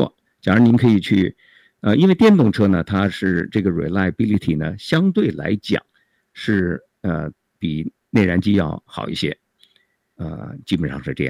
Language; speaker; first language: Chinese; native; Chinese